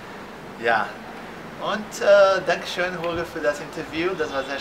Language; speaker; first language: German; non-native, fluent; Portuguese